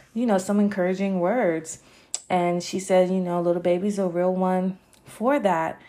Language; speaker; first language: English; native; English